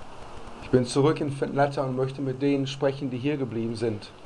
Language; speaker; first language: German; native; German